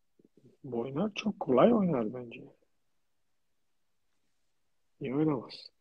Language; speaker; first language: Turkish; non-native, fluent; Georgian